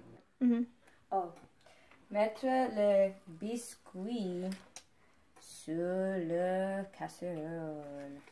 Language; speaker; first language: French; non-native, learner; English